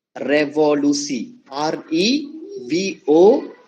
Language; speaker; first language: Malay; non-native, local second language; Tamil